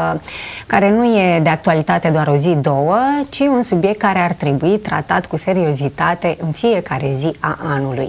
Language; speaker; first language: Romanian; native; Romanian